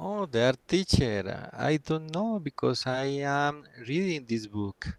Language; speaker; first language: English; non-native, learner; Spanish